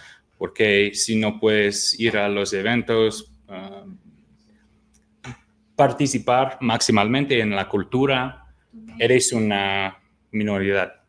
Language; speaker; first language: Spanish; non-native, fluent; English